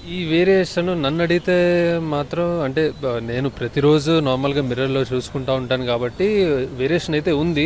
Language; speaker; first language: Telugu; native; Telugu